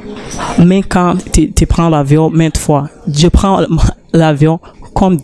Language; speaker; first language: French; non-native, learner; Rundi